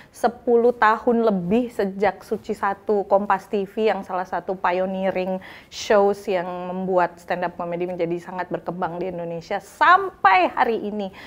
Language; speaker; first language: Indonesian; native; Indonesian